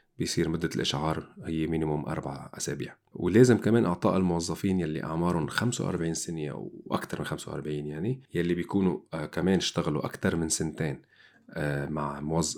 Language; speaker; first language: Arabic; native; Arabic